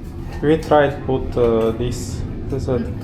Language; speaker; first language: English; non-native, learner; Russian